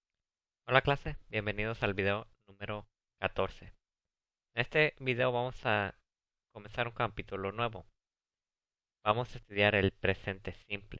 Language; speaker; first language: Spanish; early bilingual, heritage; Spanish